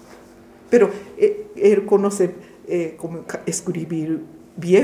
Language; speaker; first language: Spanish; non-native, fluent; Japanese